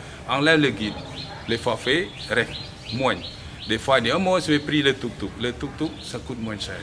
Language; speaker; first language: French; non-native, learner; Khmer